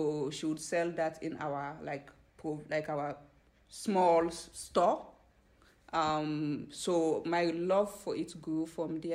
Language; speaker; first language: English; non-native, local second language; Fula